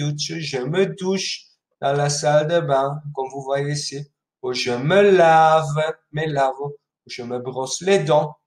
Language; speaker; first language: French; non-native, fluent; Spanish